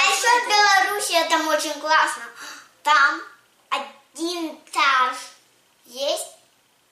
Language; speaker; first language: Russian; early bilingual, heritage; Russian